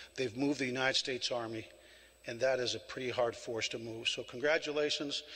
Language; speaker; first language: English; early bilingual, other home language; Spanish